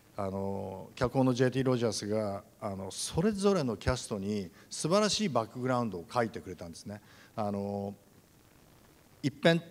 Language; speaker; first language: Japanese; native; Japanese